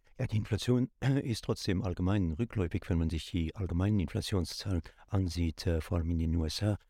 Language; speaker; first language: German; non-native, local second language; Luxembourgish